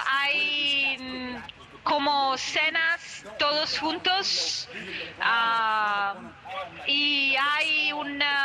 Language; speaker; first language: Spanish; non-native, fluent; Italian